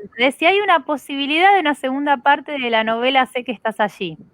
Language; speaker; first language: Spanish; native; Spanish